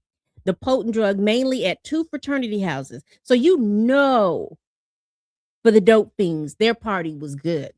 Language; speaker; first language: English; native; English